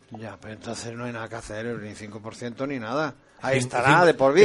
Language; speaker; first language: Spanish; native; Spanish